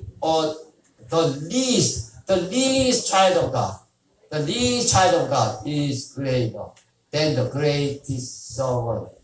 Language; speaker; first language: English; non-native, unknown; Korean